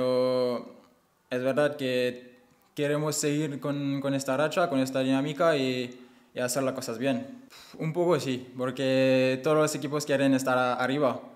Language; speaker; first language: Spanish; non-native, fluent; French